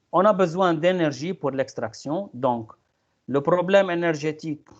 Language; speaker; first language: French; non-native, local second language; Arabic